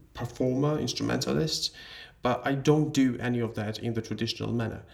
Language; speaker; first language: English; non-native, fluent; Georgian